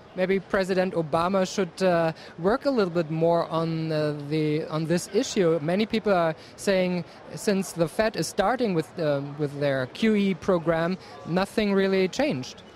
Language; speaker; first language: English; non-native, fluent; German